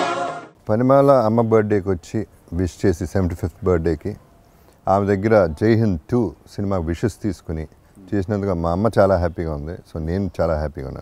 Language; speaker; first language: Telugu; native; Telugu